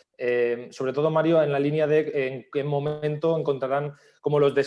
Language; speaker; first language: Spanish; native; Spanish